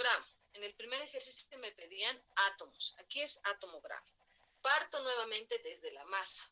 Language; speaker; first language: Spanish; native; Spanish